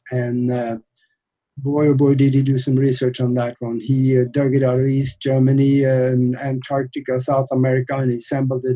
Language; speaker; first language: English; non-native, fluent; Norwegian